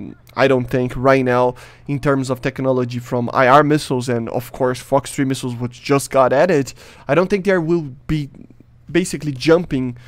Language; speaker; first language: English; non-native, fluent; Portuguese